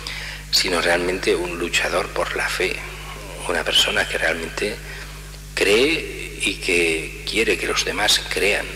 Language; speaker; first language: Spanish; native; Spanish